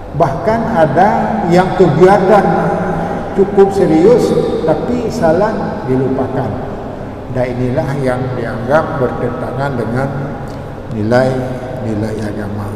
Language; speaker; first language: Malay; non-native, local second language; Achinese